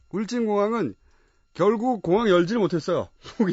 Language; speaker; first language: Korean; native; Korean